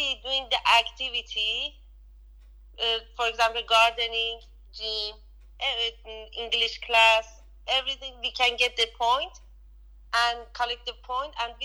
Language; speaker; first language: English; non-native, learner; Persian